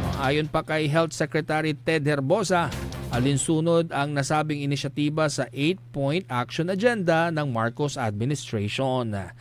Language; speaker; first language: Filipino; non-native, local second language; Iloko